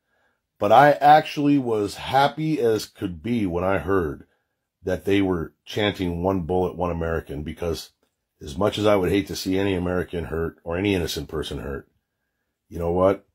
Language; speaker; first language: English; native; English